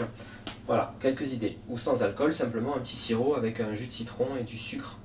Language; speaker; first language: French; native; French